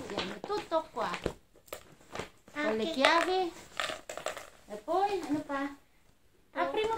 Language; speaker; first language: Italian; non-native, learner; Filipino